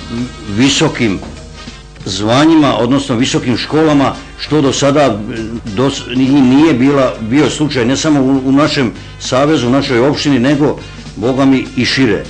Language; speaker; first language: Croatian; native; Croatian